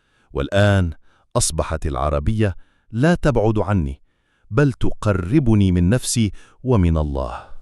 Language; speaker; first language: Arabic; non-native, fluent; Turkish